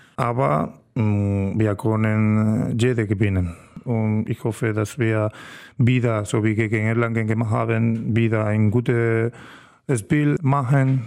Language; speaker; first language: German; non-native, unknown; Spanish